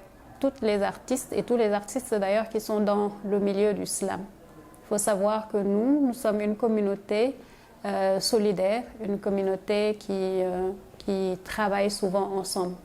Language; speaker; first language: French; non-native, local second language; Wolof